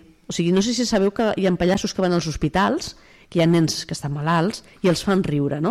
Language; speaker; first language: Catalan; native; Catalan